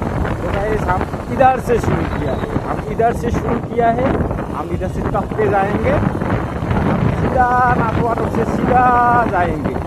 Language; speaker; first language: Hindi; non-native, local second language; Bangla